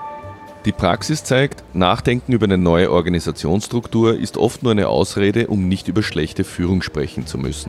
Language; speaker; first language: German; native; German